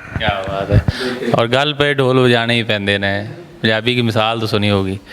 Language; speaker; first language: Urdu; non-native, local second language; Punjabi